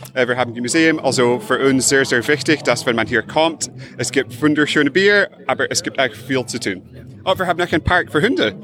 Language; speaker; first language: German; non-native, fluent; English